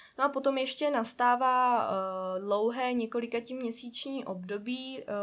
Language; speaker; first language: Czech; native; Czech